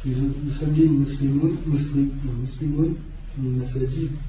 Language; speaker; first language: Arabic; non-native, learner; French